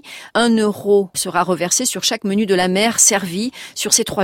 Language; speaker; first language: French; native; French